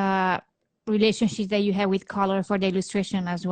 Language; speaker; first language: English; non-native, fluent; Italian